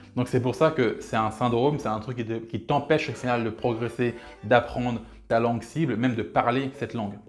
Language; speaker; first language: French; early bilingual, other home language; Lingala